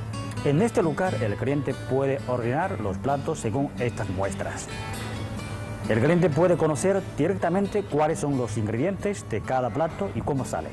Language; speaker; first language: Spanish; non-native, fluent; Chinese